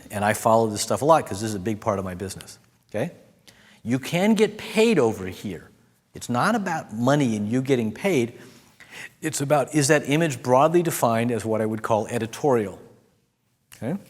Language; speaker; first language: English; native; English